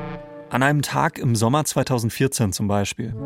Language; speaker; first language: German; native; German